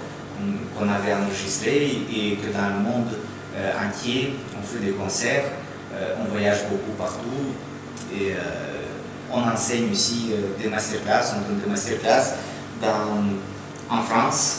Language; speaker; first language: French; non-native, fluent; Russian